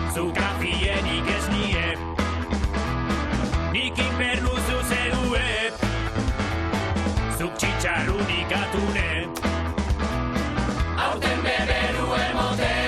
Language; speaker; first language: Basque; native; Basque